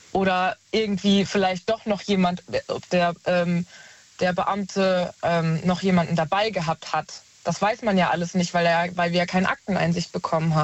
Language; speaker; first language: German; native; German